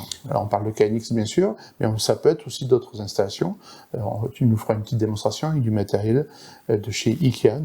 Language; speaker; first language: French; native; French